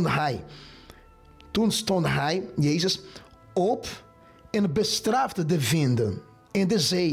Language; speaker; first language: Dutch; non-native, fluent; Portuguese